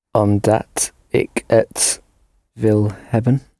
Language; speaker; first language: Dutch; non-native, learner; English